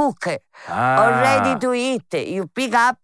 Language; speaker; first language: English; non-native, learner; Italian